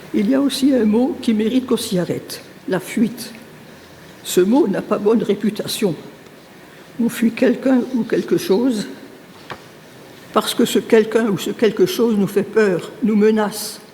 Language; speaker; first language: French; native; French